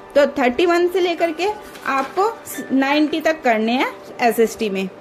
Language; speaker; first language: Hindi; native; Hindi